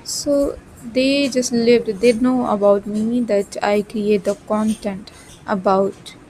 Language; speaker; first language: English; non-native, learner; Bhojpuri